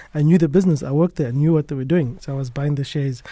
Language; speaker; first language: English; non-native, local second language; Tswana